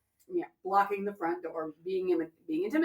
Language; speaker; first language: English; native; English